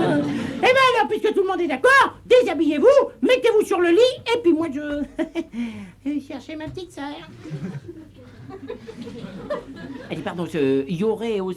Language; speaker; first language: French; native; French